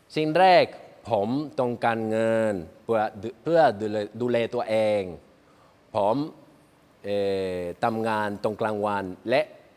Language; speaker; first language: Thai; non-native, learner; Spanish